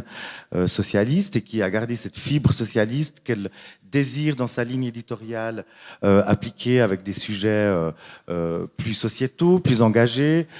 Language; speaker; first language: French; native; French